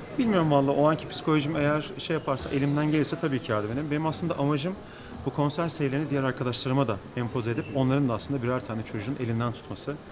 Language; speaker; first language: Turkish; native; Turkish